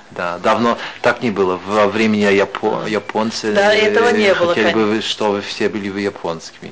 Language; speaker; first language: Russian; non-native, fluent; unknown